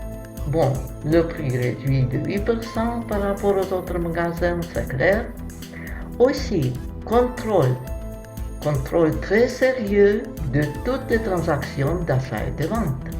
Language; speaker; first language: French; non-native, fluent; Russian